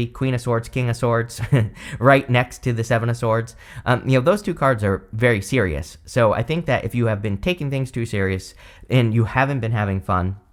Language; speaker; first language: English; native; English